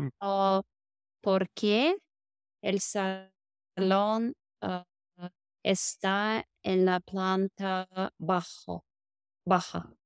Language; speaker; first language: Spanish; non-native, learner; English